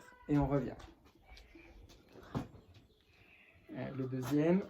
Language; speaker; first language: French; native; French